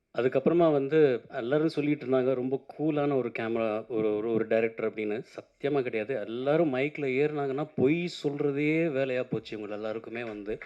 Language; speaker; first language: Tamil; non-native, local second language; Telugu